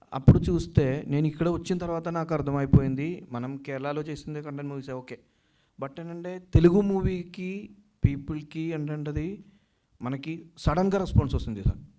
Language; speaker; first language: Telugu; non-native, local second language; Malayalam